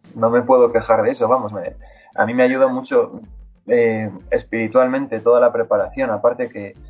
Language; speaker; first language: Spanish; native; Spanish